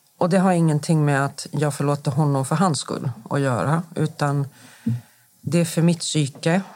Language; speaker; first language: Swedish; native; Swedish